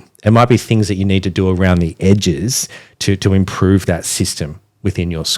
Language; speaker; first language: English; native; English